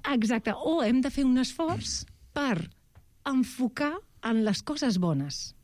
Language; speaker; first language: Catalan; non-native, local second language; Spanish